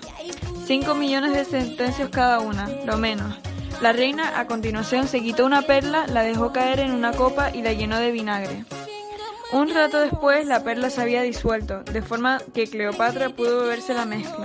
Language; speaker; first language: Spanish; native; Spanish